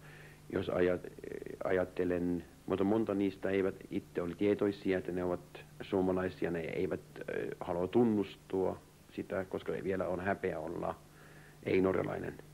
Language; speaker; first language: Finnish; early bilingual, heritage; Finnish